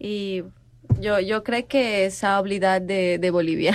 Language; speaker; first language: Catalan; non-native, learner; Spanish